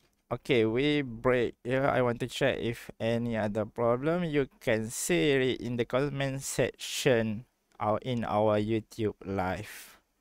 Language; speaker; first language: English; non-native, local second language; Malay